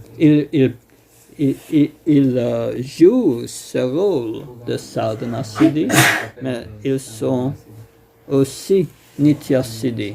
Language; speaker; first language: French; non-native, fluent; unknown